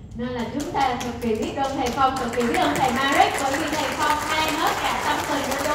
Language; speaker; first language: Vietnamese; native; Vietnamese